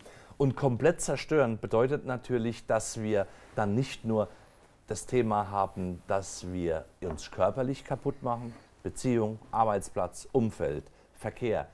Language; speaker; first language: German; native; German